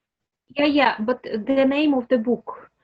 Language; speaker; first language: English; non-native, learner; Russian